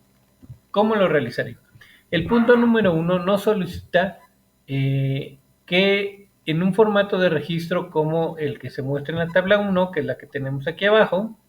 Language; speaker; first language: Spanish; native; Spanish